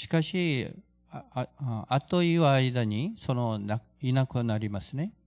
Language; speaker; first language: Japanese; non-native, fluent; Korean